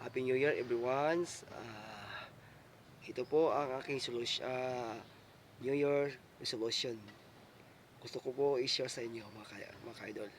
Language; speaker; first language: Filipino; non-native, local second language; Cebuano